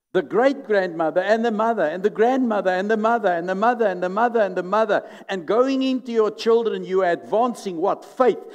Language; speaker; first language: English; non-native, local second language; Afrikaans